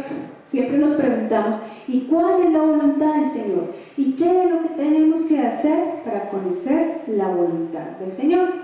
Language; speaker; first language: Spanish; native; Spanish